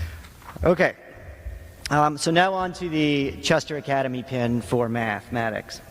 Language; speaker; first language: English; native; English